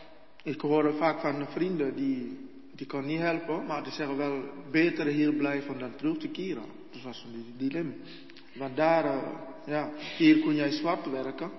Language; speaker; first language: Dutch; non-native, learner; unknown